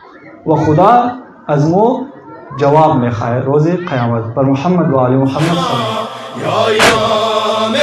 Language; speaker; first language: Persian; native; Persian